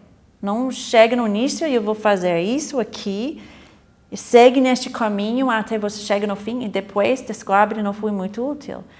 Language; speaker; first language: Portuguese; non-native, fluent; English